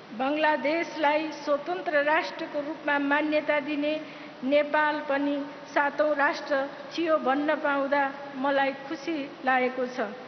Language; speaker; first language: Nepali; native; Nepali